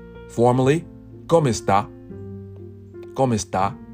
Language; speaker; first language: Italian; non-native, learner; English